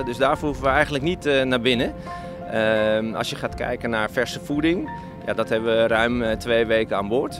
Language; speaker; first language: Dutch; native; Dutch